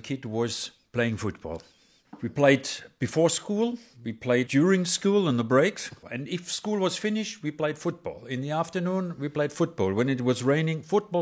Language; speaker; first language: English; non-native, learner; German